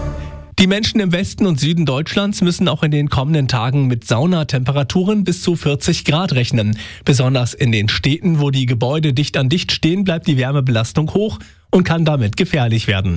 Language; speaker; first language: German; native; German